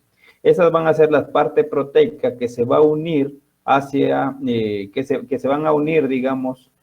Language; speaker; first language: Spanish; native; Spanish